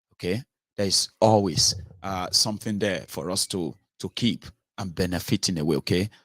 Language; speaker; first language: English; non-native, local second language; Yoruba